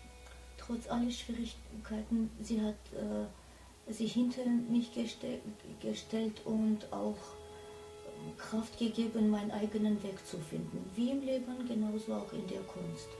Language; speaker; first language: German; non-native, fluent; Armenian